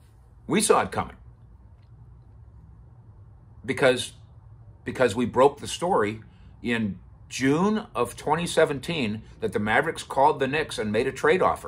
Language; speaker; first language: English; native; English